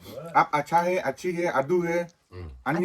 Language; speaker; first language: Hindi; non-native, local second language; Khasi